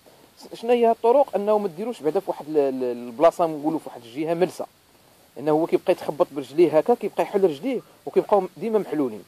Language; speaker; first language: Arabic; native; Arabic